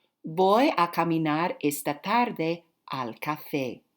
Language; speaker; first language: Spanish; non-native, fluent; English